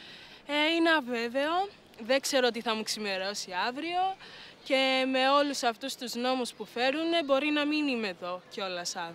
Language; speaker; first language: Greek; non-native, fluent; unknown